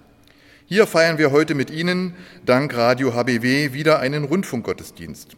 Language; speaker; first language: German; native; German